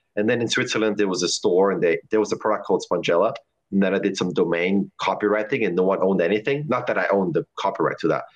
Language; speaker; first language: English; non-native, fluent; German